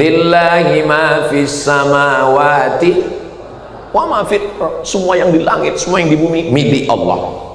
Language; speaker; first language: Indonesian; native; Indonesian